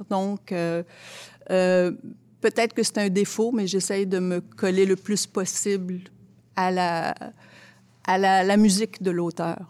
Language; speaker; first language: French; early bilingual, other home language; Arabic